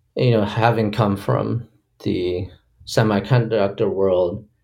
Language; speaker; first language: English; early bilingual, other home language; Chinese